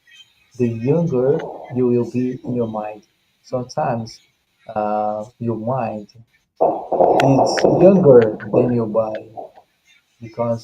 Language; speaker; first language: English; non-native, fluent; Portuguese